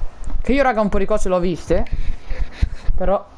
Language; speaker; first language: Italian; native; Italian